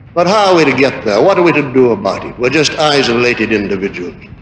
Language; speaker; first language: English; native; English